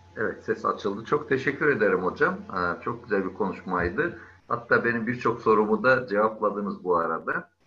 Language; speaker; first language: Turkish; native; Turkish